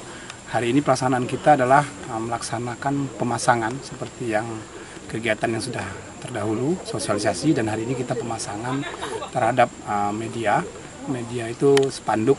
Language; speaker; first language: Indonesian; native; Indonesian